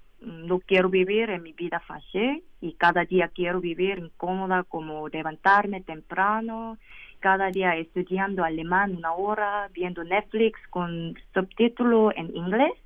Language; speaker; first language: Spanish; non-native, learner; Korean